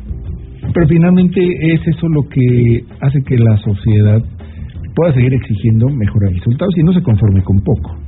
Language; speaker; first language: Spanish; native; Spanish